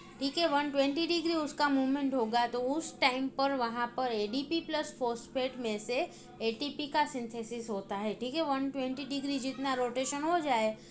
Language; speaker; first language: Hindi; non-native, local second language; Gujarati